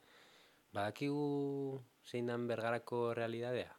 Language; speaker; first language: Basque; native; Basque